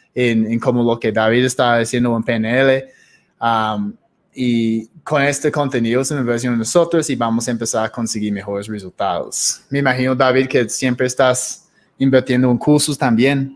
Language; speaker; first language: Spanish; non-native, fluent; English